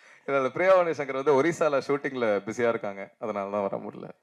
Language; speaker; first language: Tamil; native; Tamil